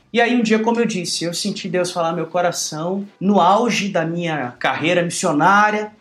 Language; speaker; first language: Portuguese; native; Portuguese